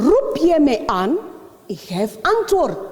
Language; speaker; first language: Dutch; non-native, learner; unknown